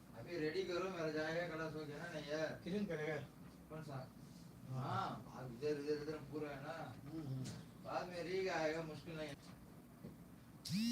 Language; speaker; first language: Hindi; non-native, learner; Tamil